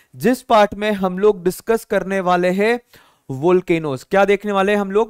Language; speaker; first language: Hindi; non-native, local second language; Marathi